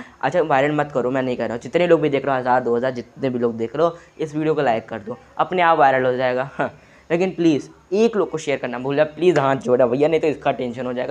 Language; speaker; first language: Hindi; native; Hindi